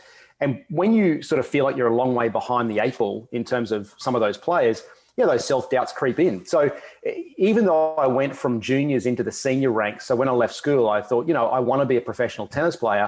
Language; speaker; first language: English; native; English